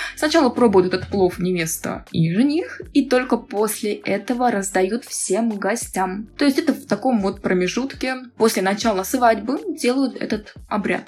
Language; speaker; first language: Russian; native; Russian